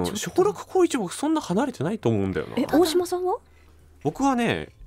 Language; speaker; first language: Japanese; native; Japanese